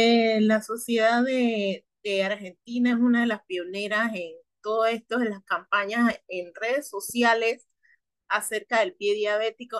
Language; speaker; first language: Spanish; native; Spanish